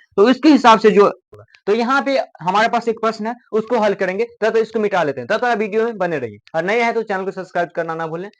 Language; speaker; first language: Hindi; native; Hindi